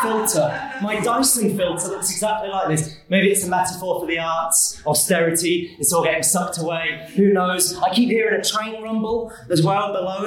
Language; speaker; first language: English; native; English